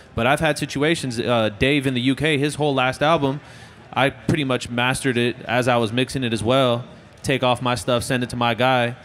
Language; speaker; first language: English; native; English